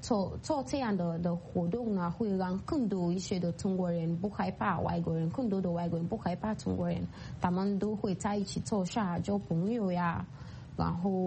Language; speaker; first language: Chinese; non-native, fluent; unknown